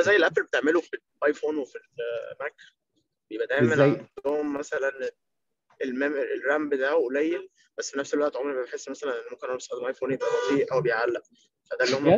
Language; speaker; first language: Arabic; native; Arabic